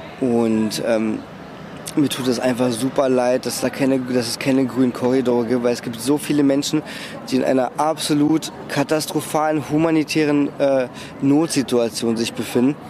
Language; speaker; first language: German; early bilingual, other home language; Russian